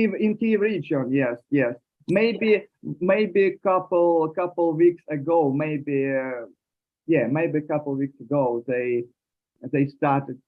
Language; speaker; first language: English; non-native, learner; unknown